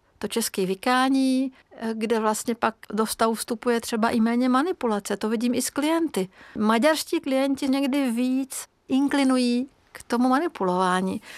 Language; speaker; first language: Czech; non-native, fluent; Hungarian